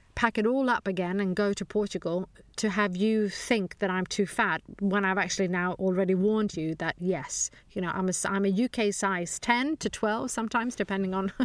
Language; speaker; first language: English; non-native, fluent; Swedish